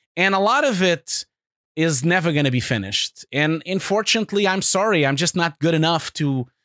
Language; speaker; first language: English; non-native, fluent; Portuguese